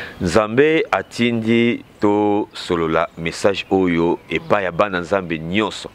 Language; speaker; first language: Lingala; native; Lingala